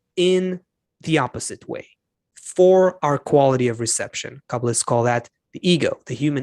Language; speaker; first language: English; non-native, fluent; Hebrew